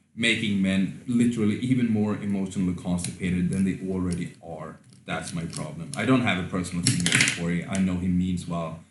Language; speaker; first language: English; non-native, fluent; Swedish